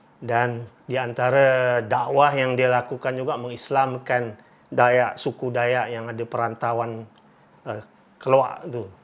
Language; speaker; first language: Malay; native; Malay